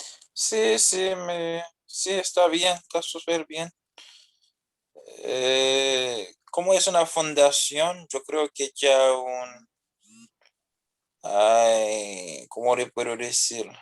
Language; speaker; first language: Spanish; non-native, fluent; Haitian Creole